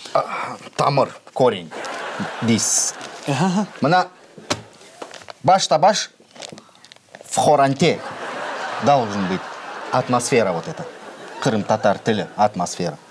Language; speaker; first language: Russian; non-native, local second language; Crimean Tatar